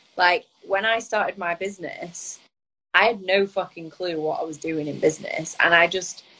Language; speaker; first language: English; native; English